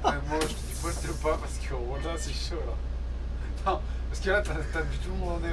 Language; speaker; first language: French; native; French